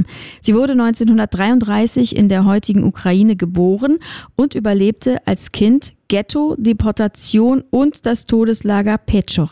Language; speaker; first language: German; native; German